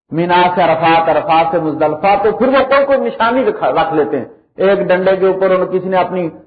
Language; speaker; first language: Urdu; non-native, local second language; Punjabi